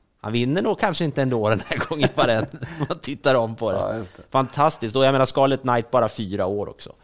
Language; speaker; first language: Swedish; native; Swedish